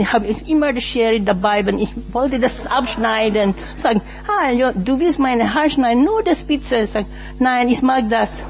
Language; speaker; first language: German; non-native, learner; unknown